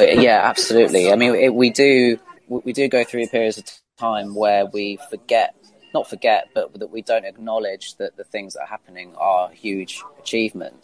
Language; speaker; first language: English; native; English